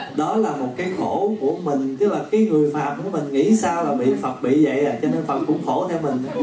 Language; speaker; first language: Vietnamese; native; Vietnamese